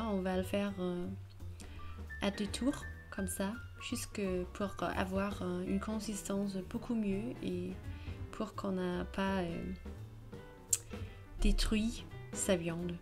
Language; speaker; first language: French; non-native, fluent; Danish